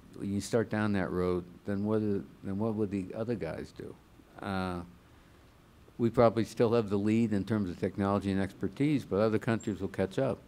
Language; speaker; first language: English; native; English